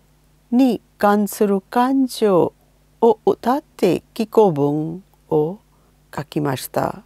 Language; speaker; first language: Japanese; non-native, fluent; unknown